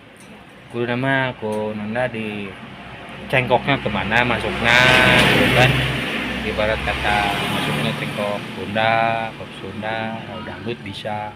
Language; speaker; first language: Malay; non-native, local second language; Sundanese